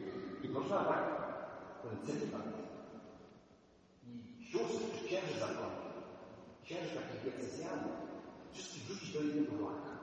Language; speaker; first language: Polish; native; Polish